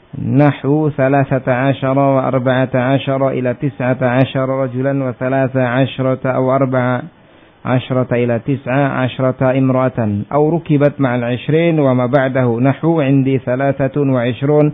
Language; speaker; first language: Arabic; non-native, fluent; Indonesian